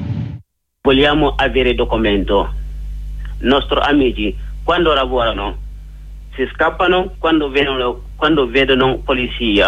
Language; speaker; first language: Italian; non-native, learner; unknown